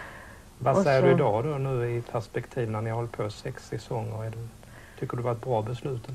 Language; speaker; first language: Swedish; native; Swedish